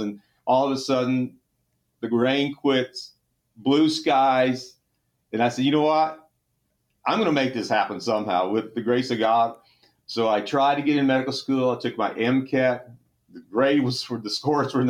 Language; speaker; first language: English; native; English